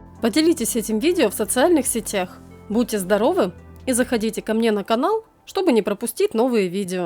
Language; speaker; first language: Russian; native; Russian